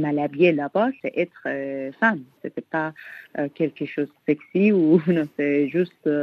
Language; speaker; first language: French; non-native, learner; Persian